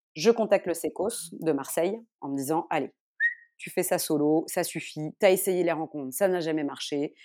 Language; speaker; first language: French; native; French